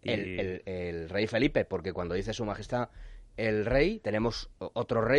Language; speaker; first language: Spanish; native; Spanish